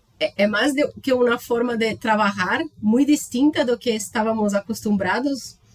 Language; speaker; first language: Spanish; non-native, learner; Portuguese